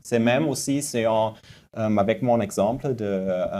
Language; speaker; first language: French; non-native, fluent; German